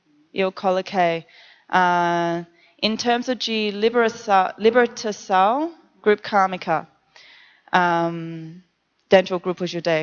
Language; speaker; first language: Portuguese; non-native, learner; English